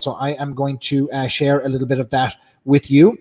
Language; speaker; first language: English; native; English